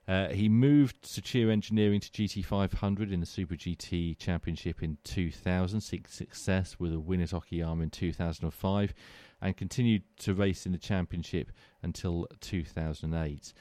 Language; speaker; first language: English; native; English